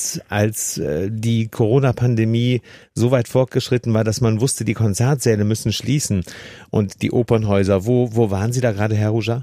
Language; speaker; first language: German; native; German